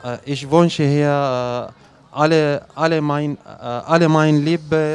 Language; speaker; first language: German; non-native, learner; Arabic